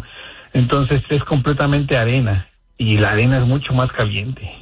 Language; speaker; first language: Spanish; native; Spanish